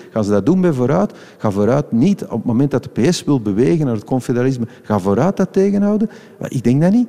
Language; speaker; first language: Dutch; native; Dutch